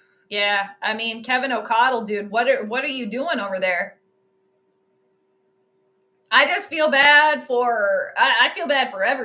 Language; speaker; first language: English; native; English